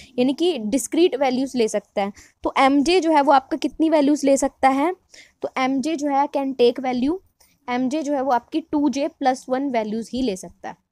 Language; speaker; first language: Hindi; non-native, local second language; Punjabi